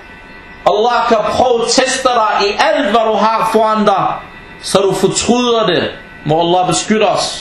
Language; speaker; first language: Danish; early bilingual, other home language; Arabic